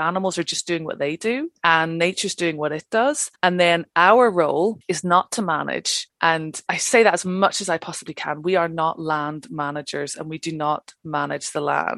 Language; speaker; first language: English; native; English